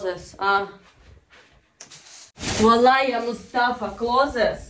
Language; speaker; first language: English; non-native, learner; Russian